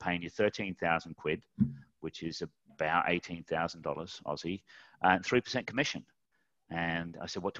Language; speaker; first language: English; native; English